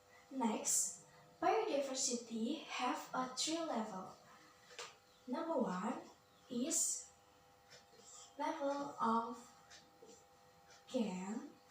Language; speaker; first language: English; non-native, learner; Indonesian